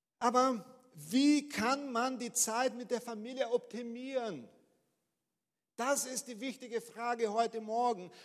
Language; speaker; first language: German; non-native, fluent; Portuguese